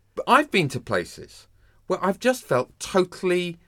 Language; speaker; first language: English; native; English